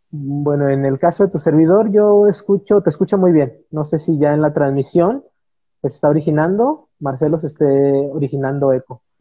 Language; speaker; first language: Spanish; native; Spanish